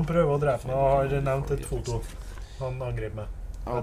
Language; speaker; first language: Norwegian; native; Norwegian